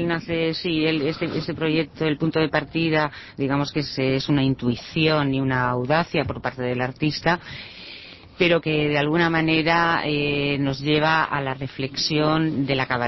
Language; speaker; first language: Spanish; early bilingual, heritage; Spanish